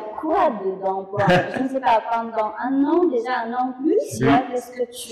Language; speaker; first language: French; non-native, fluent; Indonesian